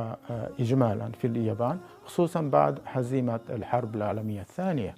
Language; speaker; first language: Arabic; non-native, fluent; Japanese